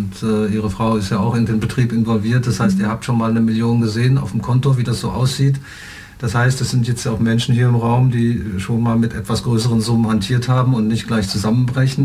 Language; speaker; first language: German; native; German